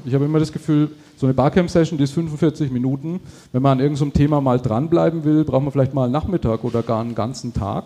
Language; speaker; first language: German; native; German